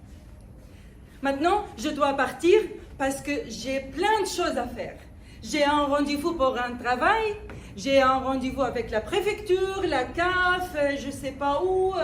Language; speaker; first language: French; non-native, fluent; Arabic